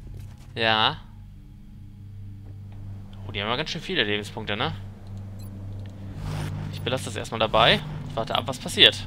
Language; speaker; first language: German; native; German